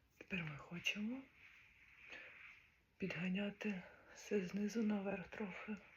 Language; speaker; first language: Ukrainian; native; Ukrainian